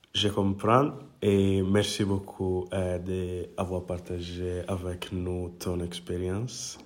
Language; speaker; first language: French; non-native, learner; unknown